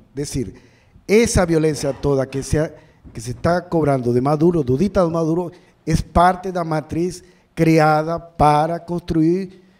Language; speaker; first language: Portuguese; non-native, learner; Spanish